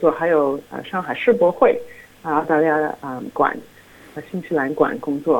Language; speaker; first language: Chinese; non-native, fluent; English